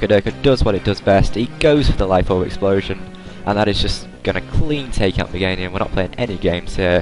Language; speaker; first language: English; native; English